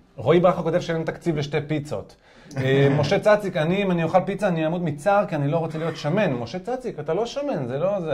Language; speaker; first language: Hebrew; native; Hebrew